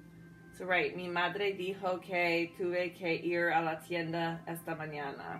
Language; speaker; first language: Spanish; non-native, fluent; English